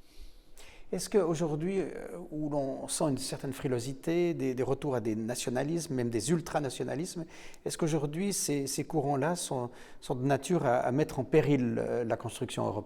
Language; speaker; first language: French; native; French